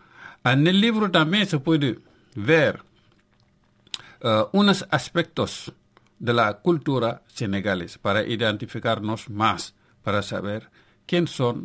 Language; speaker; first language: Spanish; non-native, local second language; Wolof